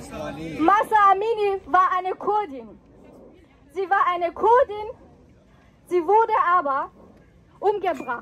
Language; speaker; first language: German; non-native, fluent; Persian